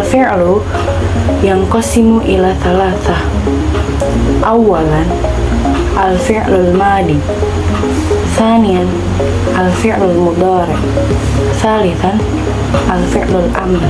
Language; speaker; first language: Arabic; non-native, learner; Indonesian